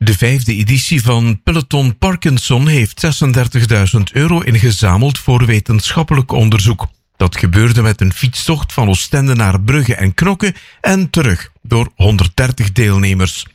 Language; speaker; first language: Dutch; native; Dutch